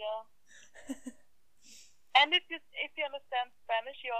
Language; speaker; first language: English; non-native, fluent; German